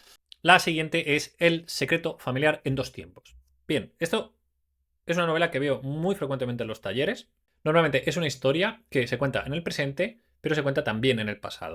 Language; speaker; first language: Spanish; native; Spanish